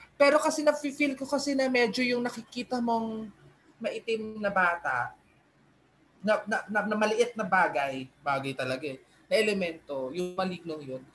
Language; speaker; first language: Filipino; native; Filipino